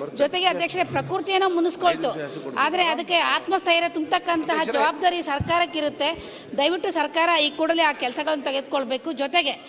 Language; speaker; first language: Kannada; native; Kannada